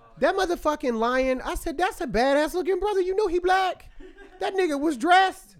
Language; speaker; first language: English; native; English